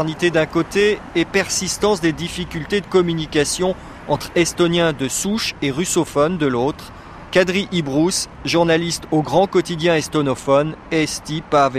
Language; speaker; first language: French; native; French